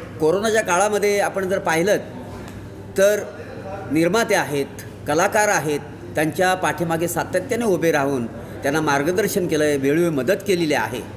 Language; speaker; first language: Marathi; native; Marathi